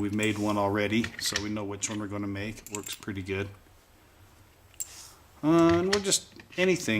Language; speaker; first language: English; native; English